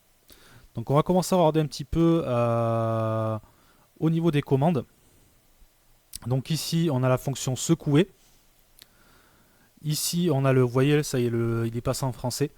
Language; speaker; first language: French; native; French